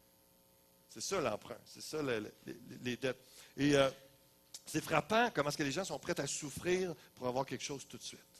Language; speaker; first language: French; native; French